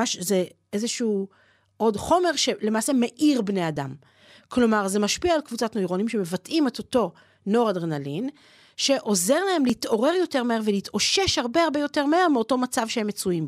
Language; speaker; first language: Hebrew; native; Hebrew